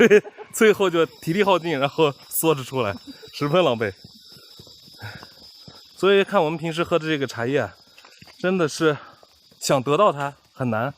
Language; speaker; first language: Chinese; native; Chinese